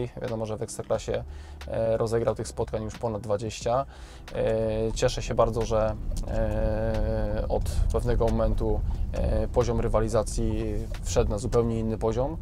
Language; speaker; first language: Polish; native; Polish